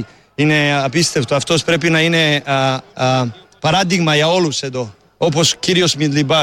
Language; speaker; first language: Greek; non-native, learner; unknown